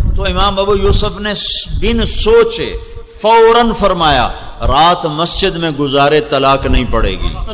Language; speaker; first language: Urdu; non-native, local second language; Punjabi